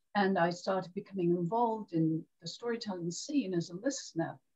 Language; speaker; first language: English; native; English